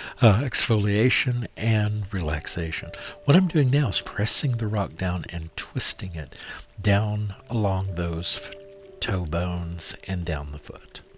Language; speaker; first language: English; native; English